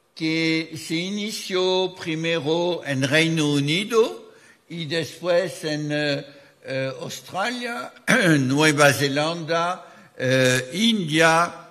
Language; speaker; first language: Spanish; non-native, fluent; French